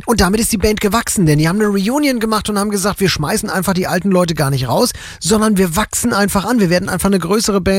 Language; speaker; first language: German; native; German